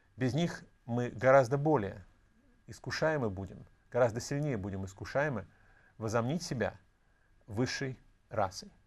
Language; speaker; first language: Russian; native; Russian